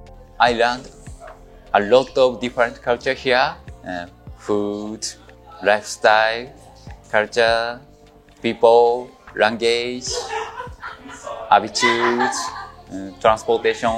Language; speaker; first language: English; non-native, learner; Japanese